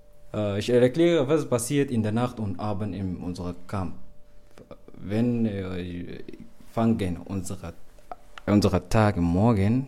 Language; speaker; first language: German; non-native, learner; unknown